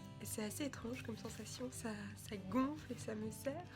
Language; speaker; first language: French; native; French